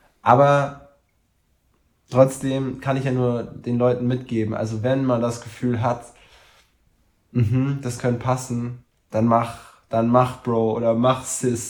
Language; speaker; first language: German; native; German